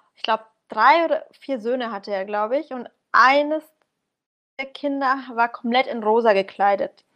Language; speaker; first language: German; early bilingual, other home language; Persian